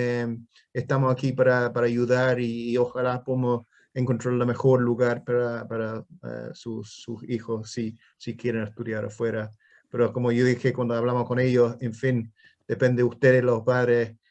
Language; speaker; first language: Spanish; non-native, fluent; English